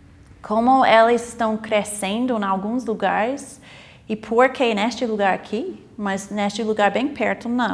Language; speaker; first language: Portuguese; non-native, fluent; English